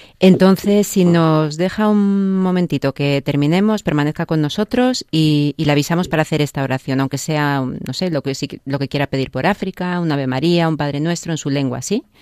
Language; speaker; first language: Spanish; native; Spanish